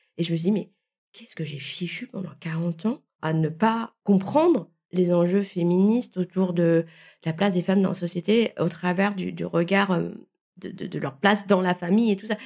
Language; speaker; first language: French; early bilingual, other home language; Vietnamese